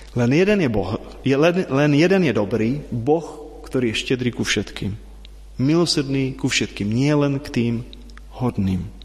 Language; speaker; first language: Slovak; non-native, fluent; Czech